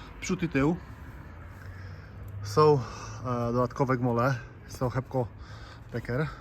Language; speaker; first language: Polish; native; Polish